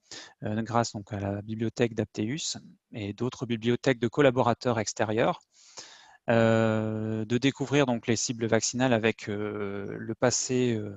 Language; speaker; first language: French; native; French